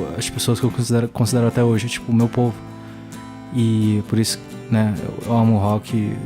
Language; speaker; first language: Portuguese; early bilingual, heritage; English